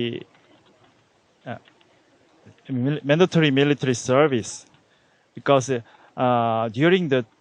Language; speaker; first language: English; non-native, learner; Korean